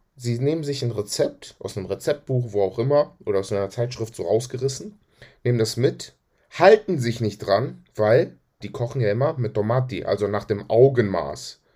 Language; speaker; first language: German; early bilingual, other home language; Greek